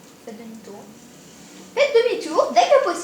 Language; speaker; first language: French; native; French